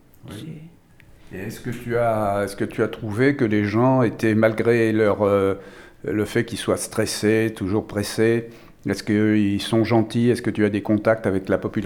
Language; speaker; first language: French; native; French